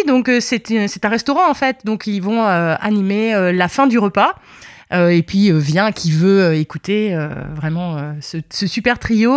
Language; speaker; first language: French; native; French